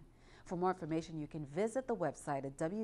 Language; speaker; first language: English; native; English